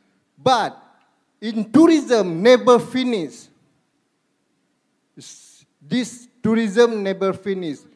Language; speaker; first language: English; non-native, learner; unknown